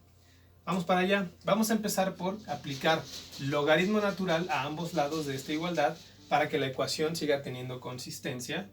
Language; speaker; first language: Spanish; native; Spanish